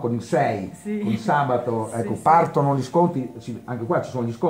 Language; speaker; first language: Italian; native; Italian